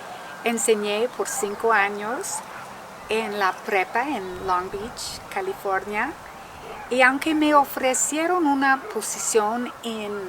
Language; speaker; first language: Spanish; non-native, fluent; English